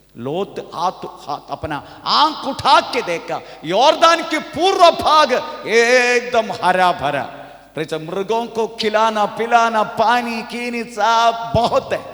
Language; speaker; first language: Hindi; non-native, local second language; Malayalam